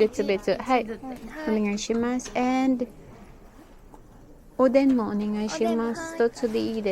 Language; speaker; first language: Japanese; non-native, learner; Filipino